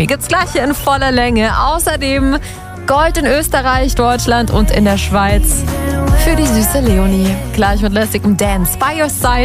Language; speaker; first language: German; native; German